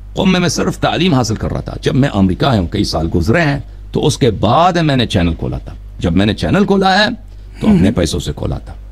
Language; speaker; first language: Urdu; non-native, fluent; Persian